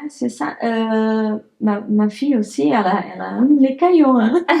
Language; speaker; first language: French; non-native, learner; Portuguese